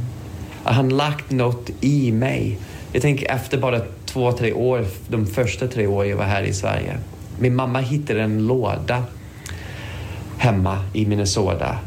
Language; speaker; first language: Swedish; non-native, fluent; English